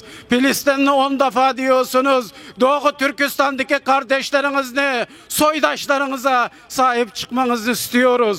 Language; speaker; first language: Turkish; non-native, fluent; Uyghur